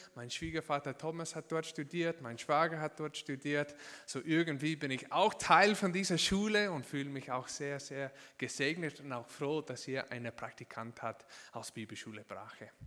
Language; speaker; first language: German; non-native, fluent; English